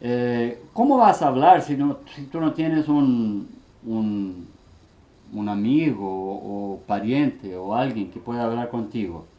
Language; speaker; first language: Spanish; early bilingual, heritage; Spanish